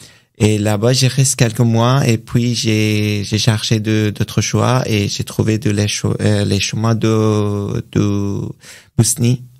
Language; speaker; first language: French; non-native, learner; Persian